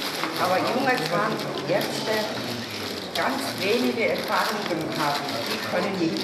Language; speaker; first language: German; non-native, learner; Mongolian